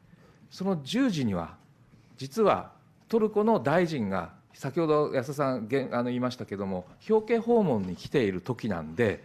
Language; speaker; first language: Japanese; native; Japanese